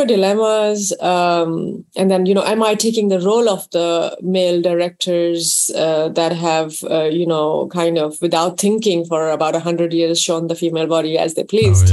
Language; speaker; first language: English; non-native, local second language; Urdu